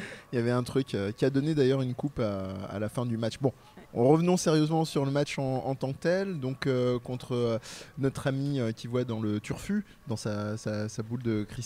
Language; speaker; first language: French; native; French